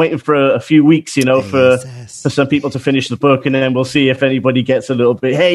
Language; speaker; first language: English; native; English